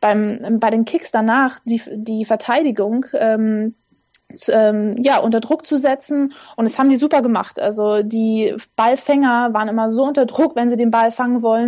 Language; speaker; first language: German; native; German